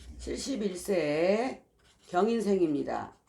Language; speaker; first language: Korean; native; Korean